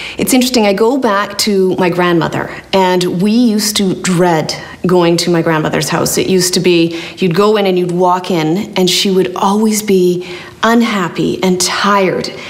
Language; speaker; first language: English; native; English